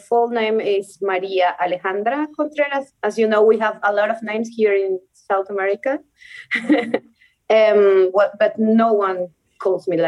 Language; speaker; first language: English; non-native, fluent; Spanish